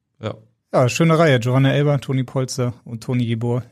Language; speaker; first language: German; native; German